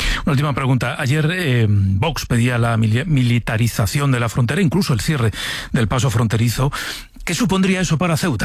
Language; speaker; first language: Spanish; native; Spanish